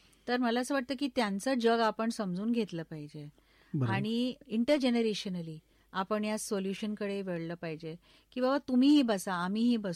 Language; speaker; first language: Marathi; non-native, local second language; Bangla